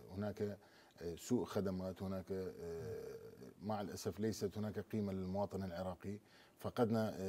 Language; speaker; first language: Arabic; non-native, local second language; Turkmen